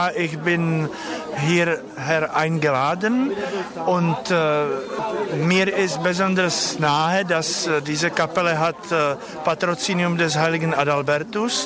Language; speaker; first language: German; non-native, learner; Czech